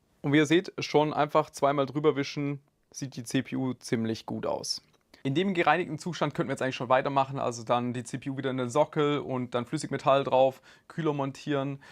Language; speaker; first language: German; native; German